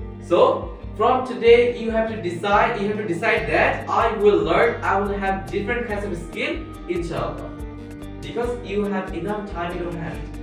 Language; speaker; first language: English; non-native, local second language; Bangla